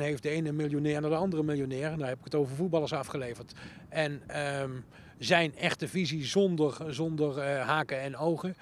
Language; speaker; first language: Dutch; native; Dutch